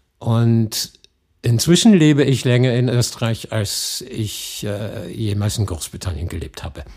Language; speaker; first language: German; non-native, fluent; English